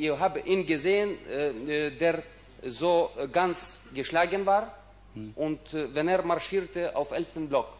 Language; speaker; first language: German; non-native, fluent; Ukrainian